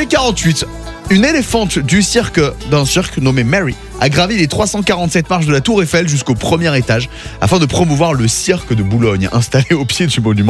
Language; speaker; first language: French; native; French